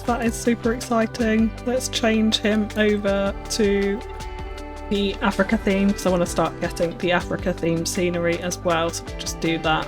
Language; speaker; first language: English; native; English